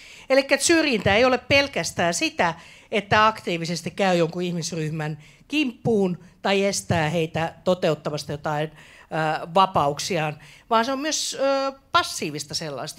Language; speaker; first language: Finnish; native; Finnish